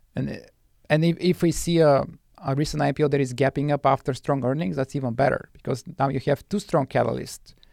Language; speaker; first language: English; non-native, fluent; Bulgarian